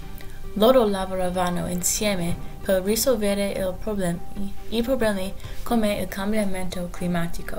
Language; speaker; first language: Italian; non-native, learner; English